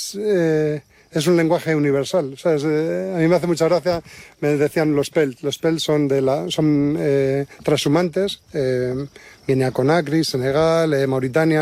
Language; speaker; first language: Spanish; native; Spanish